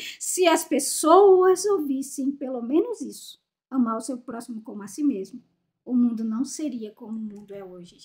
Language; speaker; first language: Portuguese; native; Portuguese